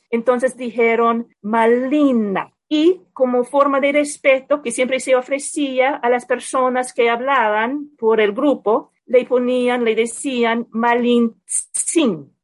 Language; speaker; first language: Spanish; non-native, fluent; English